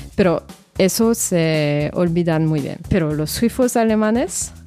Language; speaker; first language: Spanish; non-native, fluent; French